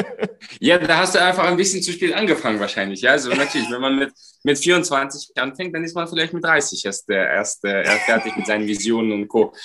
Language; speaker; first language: German; non-native, fluent; Romanian